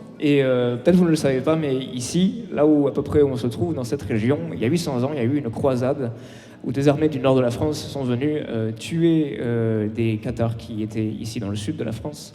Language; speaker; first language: French; native; French